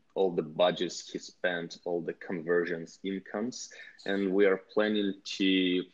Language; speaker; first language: English; non-native, fluent; Russian